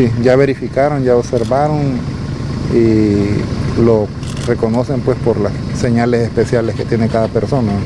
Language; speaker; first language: Spanish; native; Spanish